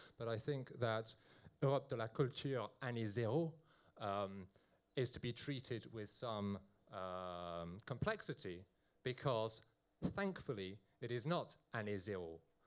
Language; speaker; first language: English; native; English